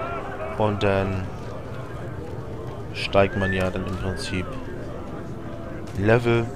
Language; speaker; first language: German; native; German